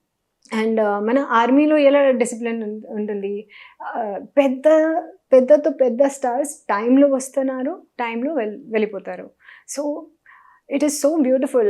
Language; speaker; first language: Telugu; non-native, local second language; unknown